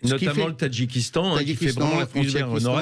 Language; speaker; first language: French; native; French